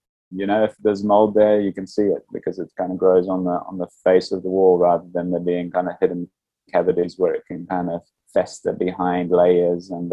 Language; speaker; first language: English; native; English